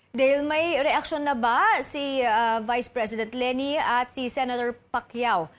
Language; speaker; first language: Filipino; native; Filipino